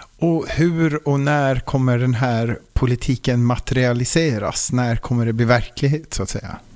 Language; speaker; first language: Swedish; native; Swedish